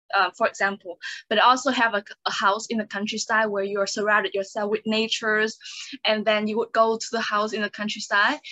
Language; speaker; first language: English; non-native, fluent; Vietnamese